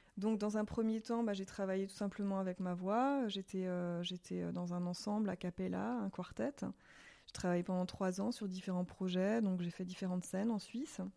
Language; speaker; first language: French; native; French